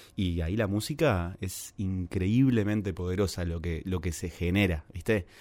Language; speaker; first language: Spanish; native; Spanish